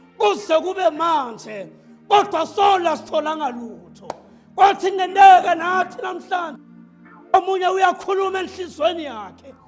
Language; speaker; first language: Zulu; non-native, local second language; Swati